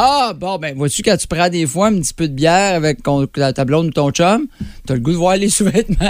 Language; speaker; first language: French; native; French